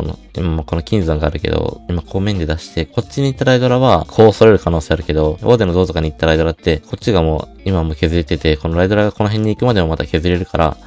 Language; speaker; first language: Japanese; native; Japanese